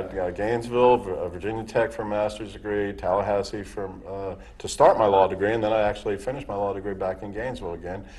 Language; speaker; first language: English; native; English